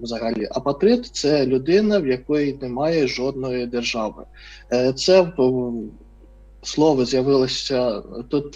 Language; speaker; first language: Ukrainian; non-native, fluent; Russian